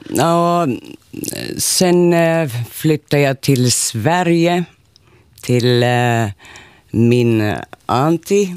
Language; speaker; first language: Swedish; non-native, local second language; Finnish